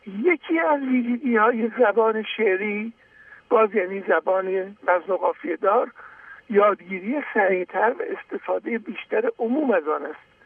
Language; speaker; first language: Persian; native; Persian